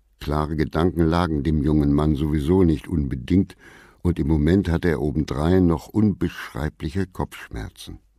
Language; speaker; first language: German; native; German